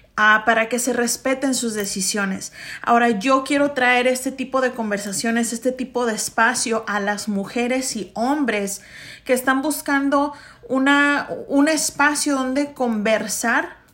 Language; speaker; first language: Spanish; early bilingual, heritage; Spanish